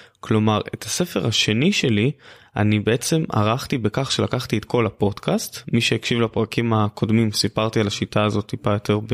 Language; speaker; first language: Hebrew; native; Hebrew